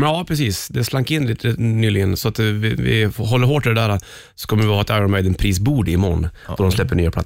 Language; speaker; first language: Swedish; native; Swedish